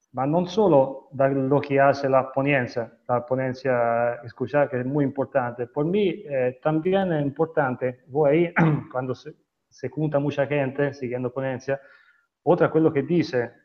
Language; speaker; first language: Spanish; non-native, learner; Italian